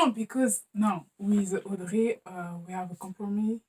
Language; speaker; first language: English; non-native, learner; French